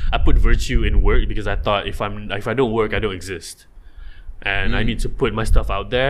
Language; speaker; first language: English; non-native, local second language; Malay